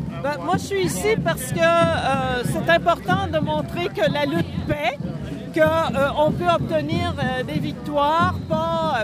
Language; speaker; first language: French; native; French